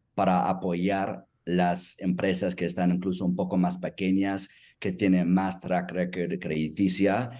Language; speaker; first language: Spanish; non-native, fluent; English